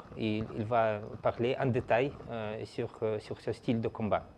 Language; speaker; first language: French; non-native, fluent; Russian